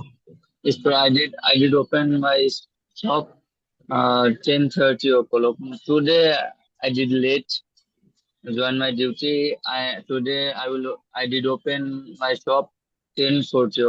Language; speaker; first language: English; non-native, learner; Bangla